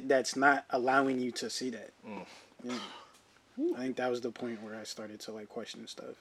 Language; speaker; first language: English; early bilingual, other home language; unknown